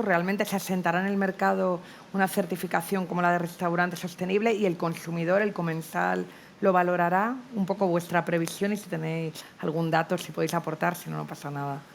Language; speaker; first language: Spanish; native; Spanish